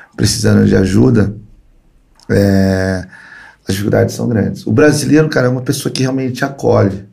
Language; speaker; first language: Portuguese; early bilingual, other home language; Spanish